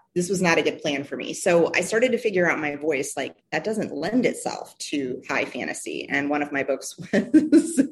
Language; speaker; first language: English; native; English